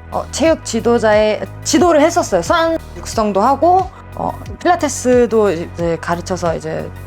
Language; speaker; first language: Korean; native; Korean